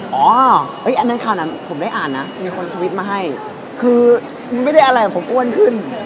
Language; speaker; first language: Thai; native; Thai